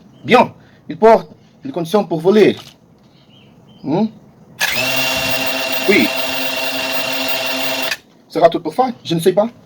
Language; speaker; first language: French; non-native, learner; Portuguese